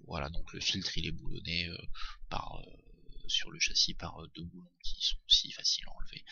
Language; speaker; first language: French; native; French